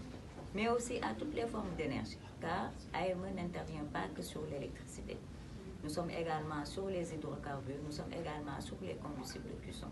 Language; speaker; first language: French; non-native, local second language; Wolof